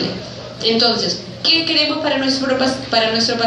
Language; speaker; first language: Spanish; native; Spanish